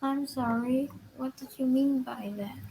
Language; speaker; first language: English; non-native, learner; Vietnamese